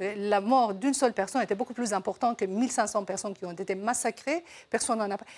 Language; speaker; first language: French; non-native, fluent; Persian